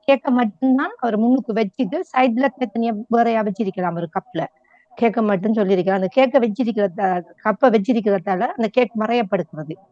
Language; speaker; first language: Tamil; native; Tamil